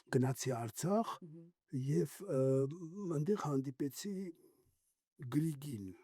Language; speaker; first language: Armenian; native; Armenian